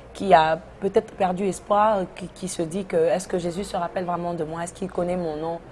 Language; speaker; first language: French; non-native, local second language; Lingala